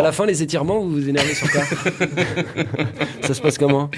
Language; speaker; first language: French; native; French